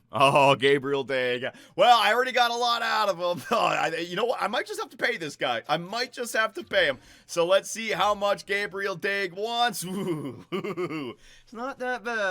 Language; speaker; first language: English; native; English